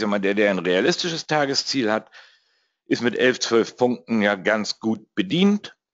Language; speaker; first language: German; native; German